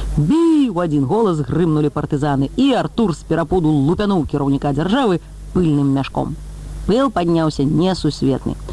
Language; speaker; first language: Belarusian; native; Belarusian